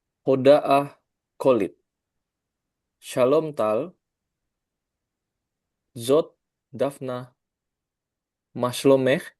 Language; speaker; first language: Hebrew; non-native, learner; Indonesian